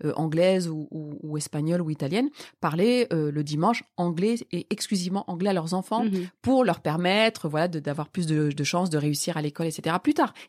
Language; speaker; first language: French; native; French